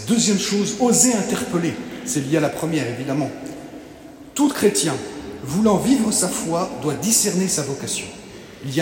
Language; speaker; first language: French; native; French